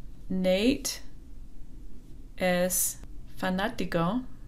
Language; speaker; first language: Spanish; non-native, fluent; English